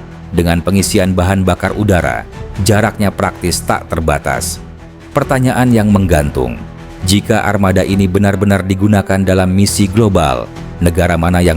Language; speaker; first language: Indonesian; native; Indonesian